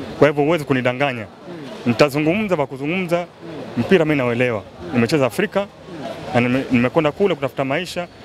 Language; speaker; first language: Swahili; native; Swahili